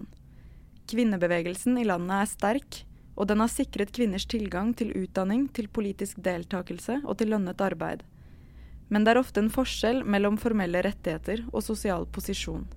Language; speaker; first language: Norwegian; native; Norwegian